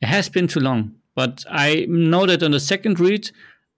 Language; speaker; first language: English; non-native, fluent; German